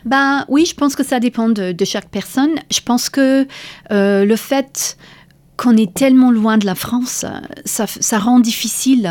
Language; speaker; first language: French; non-native, fluent; English